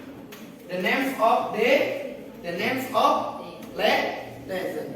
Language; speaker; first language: English; non-native, fluent; Indonesian